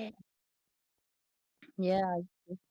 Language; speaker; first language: English; non-native, learner; Spanish